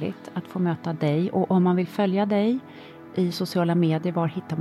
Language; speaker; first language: Swedish; native; Swedish